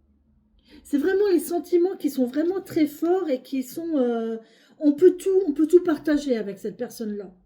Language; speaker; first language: French; native; French